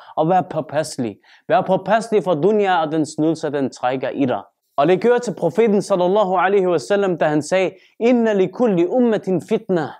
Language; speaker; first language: Danish; early bilingual, other home language; Turkish